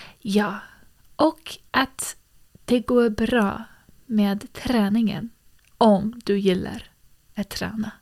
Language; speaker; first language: Swedish; early bilingual, heritage; English